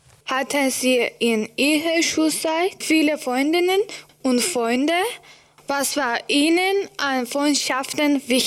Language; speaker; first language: German; non-native, learner; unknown